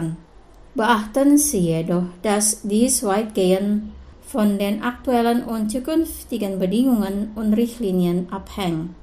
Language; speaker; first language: German; non-native, fluent; Indonesian